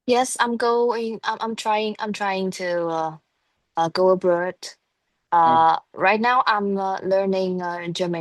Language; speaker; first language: English; non-native, learner; Vietnamese